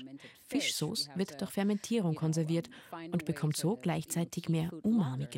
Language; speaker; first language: German; native; German